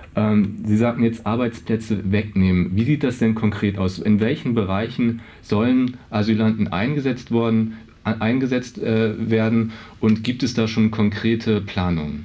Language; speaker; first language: German; native; German